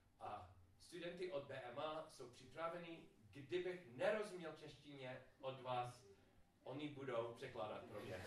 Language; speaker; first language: Czech; non-native, learner; English